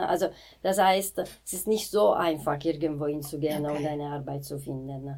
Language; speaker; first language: German; non-native, fluent; Italian